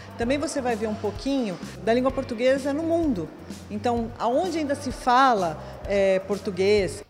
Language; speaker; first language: Portuguese; native; Portuguese